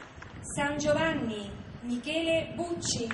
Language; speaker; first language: Italian; native; Italian